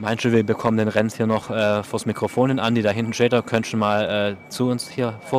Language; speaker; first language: German; native; German